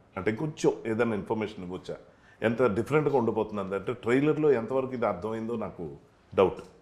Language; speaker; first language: Telugu; native; Telugu